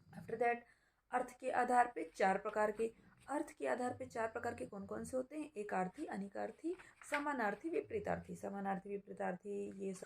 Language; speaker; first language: Hindi; native; Hindi